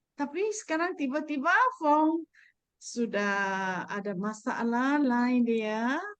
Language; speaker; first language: Malay; non-native, local second language; Chinese